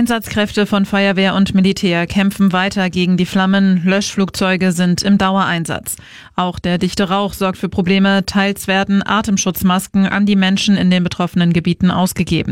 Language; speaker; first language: German; native; German